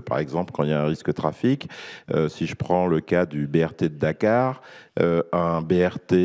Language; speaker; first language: French; native; French